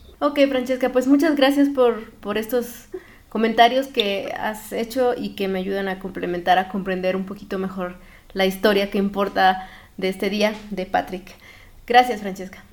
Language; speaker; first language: Spanish; native; Spanish